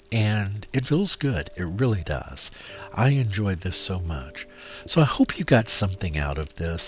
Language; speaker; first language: English; native; English